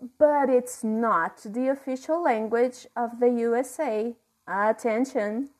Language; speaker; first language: English; non-native, fluent; Portuguese